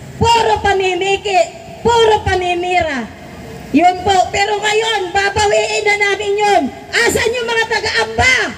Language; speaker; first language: Filipino; non-native, local second language; Waray